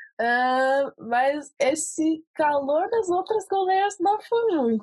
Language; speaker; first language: Portuguese; early bilingual, heritage; Portuguese